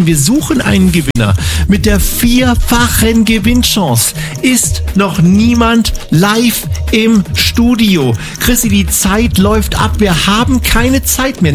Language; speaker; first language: German; native; German